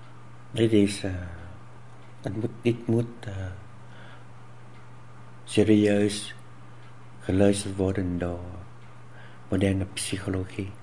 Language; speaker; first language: Dutch; non-native, fluent; Vietnamese